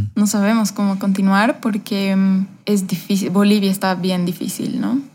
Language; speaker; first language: Spanish; native; Spanish